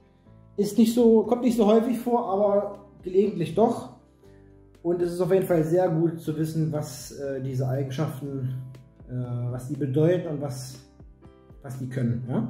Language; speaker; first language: German; native; German